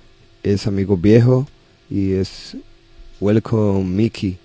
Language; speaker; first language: Spanish; non-native, learner; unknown